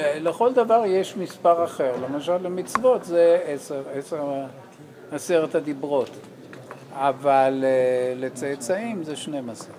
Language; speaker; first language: Hebrew; non-native, fluent; English